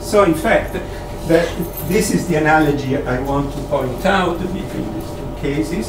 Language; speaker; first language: English; non-native, fluent; Italian